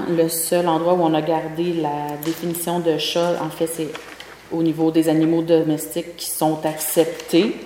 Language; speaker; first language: French; native; French